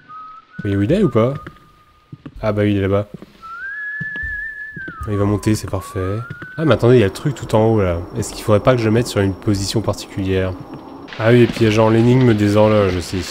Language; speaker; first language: French; native; French